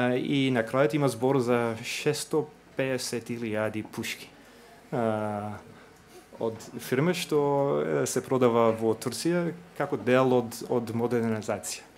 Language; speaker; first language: Macedonian; non-native, fluent; English